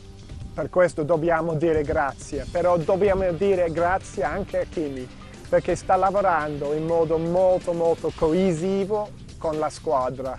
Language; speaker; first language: Italian; non-native, fluent; English